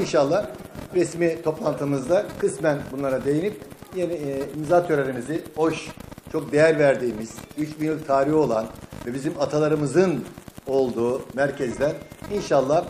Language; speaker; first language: Turkish; native; Turkish